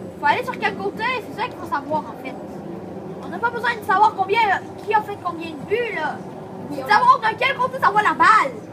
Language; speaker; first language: French; native; French